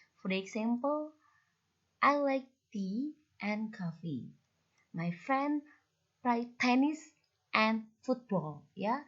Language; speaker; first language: English; non-native, learner; Indonesian